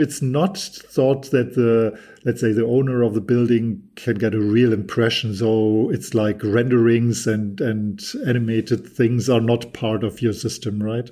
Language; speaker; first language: English; non-native, fluent; German